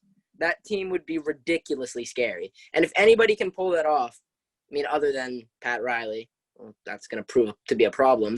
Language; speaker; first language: English; native; English